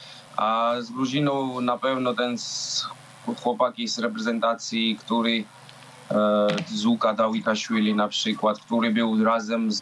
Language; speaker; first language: Polish; non-native, learner; Georgian